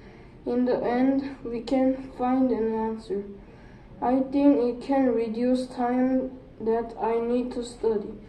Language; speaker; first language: English; non-native, learner; Korean